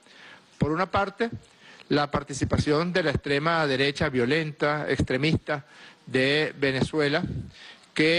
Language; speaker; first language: Spanish; native; Spanish